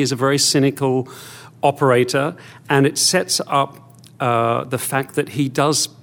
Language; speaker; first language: English; native; English